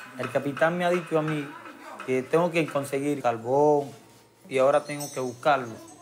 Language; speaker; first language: Spanish; native; Spanish